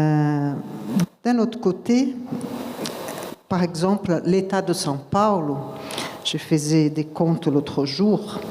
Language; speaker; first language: French; non-native, fluent; Portuguese